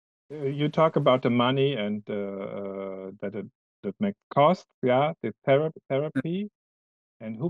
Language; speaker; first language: English; non-native, fluent; German